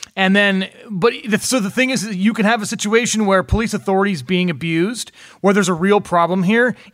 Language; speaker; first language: English; native; English